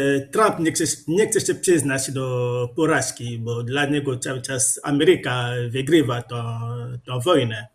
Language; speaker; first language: Polish; non-native, fluent; Lingala